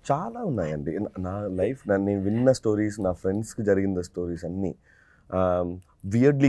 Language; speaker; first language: Telugu; non-native, fluent; Tamil